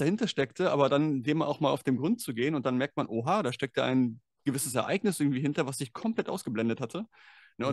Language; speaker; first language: German; native; German